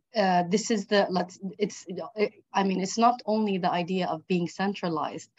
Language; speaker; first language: English; early bilingual, other home language; Arabic